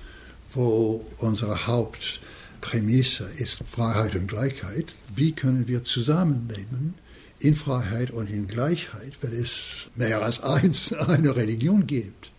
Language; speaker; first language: German; non-native, fluent; English